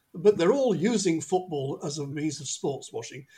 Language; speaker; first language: English; native; English